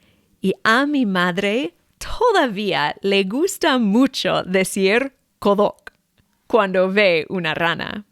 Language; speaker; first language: Spanish; non-native, fluent; English